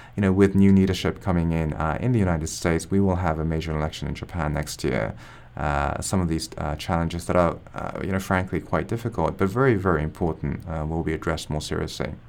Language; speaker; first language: English; non-native, fluent; Japanese